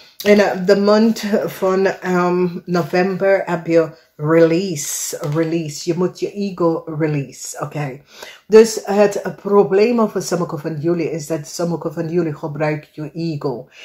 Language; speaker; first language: Dutch; non-native, fluent; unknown